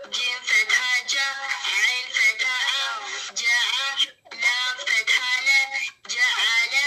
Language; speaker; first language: Arabic; non-native, learner; Amharic